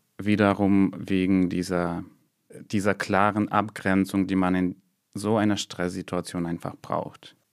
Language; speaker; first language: German; non-native, fluent; Russian